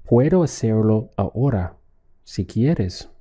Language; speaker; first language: Spanish; non-native, fluent; English